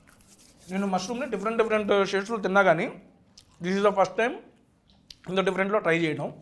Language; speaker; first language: Telugu; native; Telugu